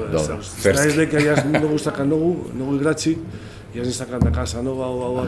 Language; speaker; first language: Macedonian; non-native, learner; Spanish